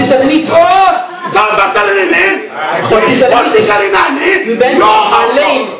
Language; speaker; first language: Dutch; non-native, learner; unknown